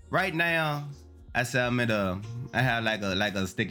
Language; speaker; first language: English; native; English